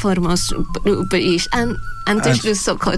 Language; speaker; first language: Portuguese; non-native, fluent; Thai